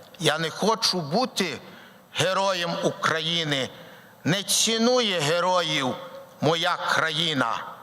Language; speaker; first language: Ukrainian; early bilingual, heritage; Ukrainian